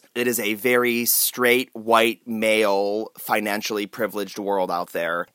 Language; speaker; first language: English; native; English